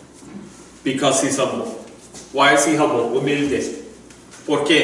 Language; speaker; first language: Spanish; non-native, learner; English